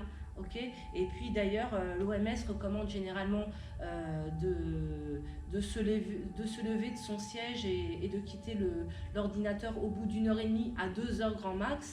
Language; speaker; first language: French; native; French